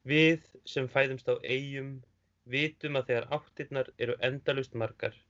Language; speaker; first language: Icelandic; native; Icelandic